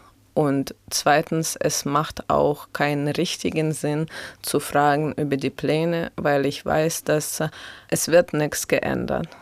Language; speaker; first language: German; non-native, fluent; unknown